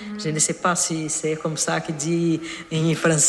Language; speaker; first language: French; non-native, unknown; Portuguese